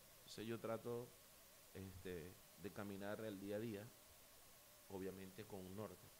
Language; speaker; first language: Spanish; native; Spanish